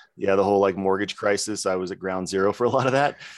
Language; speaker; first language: English; native; English